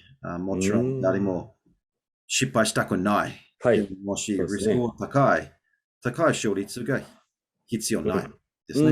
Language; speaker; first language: Japanese; non-native, learner; English